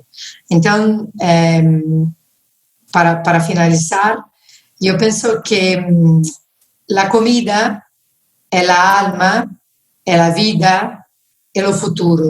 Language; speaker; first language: Spanish; non-native, fluent; Portuguese